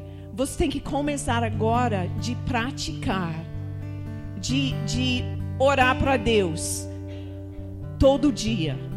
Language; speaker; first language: Portuguese; non-native, fluent; English